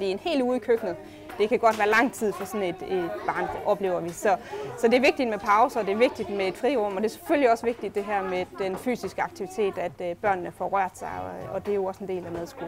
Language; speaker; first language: Danish; native; Danish